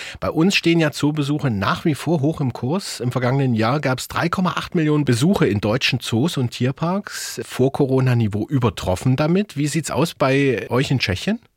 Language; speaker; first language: German; native; German